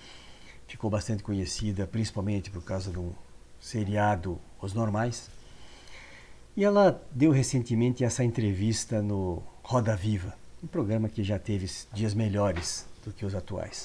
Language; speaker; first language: Portuguese; native; Portuguese